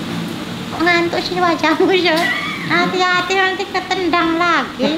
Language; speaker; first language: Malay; non-native, local second language; Javanese